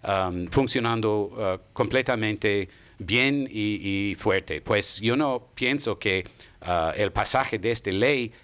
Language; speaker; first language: Spanish; non-native, fluent; English